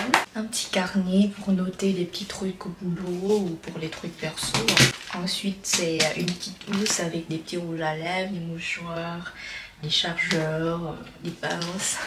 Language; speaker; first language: French; non-native, fluent; Vietnamese